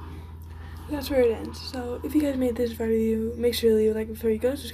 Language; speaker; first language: English; native; English